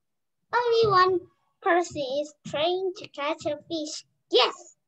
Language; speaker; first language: English; non-native, learner; Vietnamese